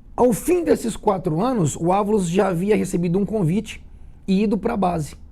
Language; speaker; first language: Portuguese; native; Portuguese